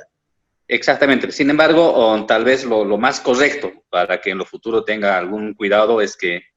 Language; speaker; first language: Spanish; native; Spanish